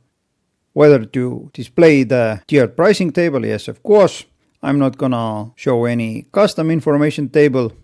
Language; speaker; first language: English; non-native, fluent; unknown